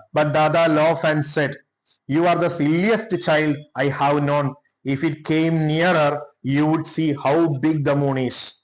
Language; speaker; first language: English; non-native, local second language; Malayalam